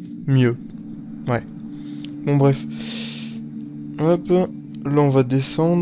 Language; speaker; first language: French; native; French